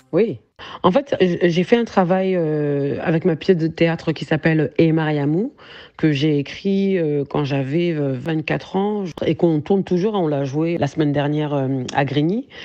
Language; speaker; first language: French; early bilingual, other home language; Soninke